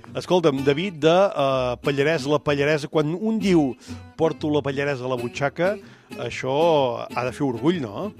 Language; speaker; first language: Catalan; native; Catalan